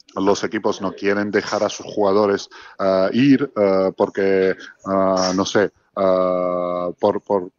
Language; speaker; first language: Spanish; non-native, fluent; Georgian